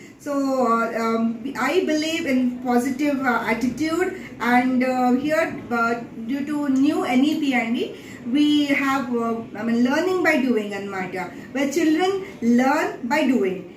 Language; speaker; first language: English; non-native, local second language; Telugu